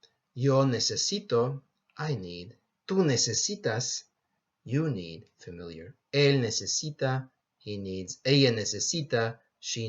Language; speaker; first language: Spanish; non-native, fluent; English